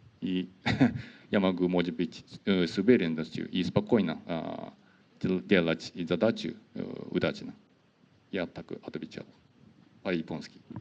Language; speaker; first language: Russian; non-native, learner; Japanese